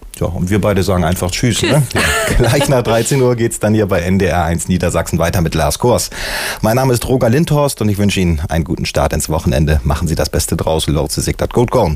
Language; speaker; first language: German; native; German